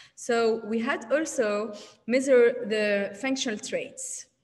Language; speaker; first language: English; non-native, learner; Arabic